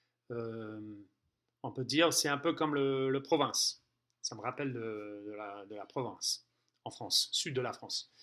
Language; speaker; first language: French; non-native, fluent; English